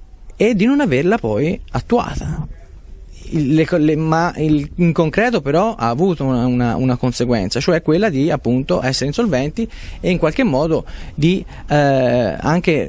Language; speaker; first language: Italian; native; Italian